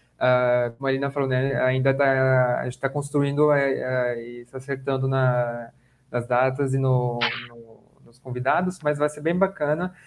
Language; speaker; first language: Portuguese; non-native, fluent; French